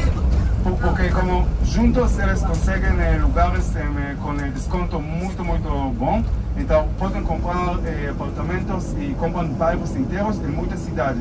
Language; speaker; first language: Portuguese; non-native, fluent; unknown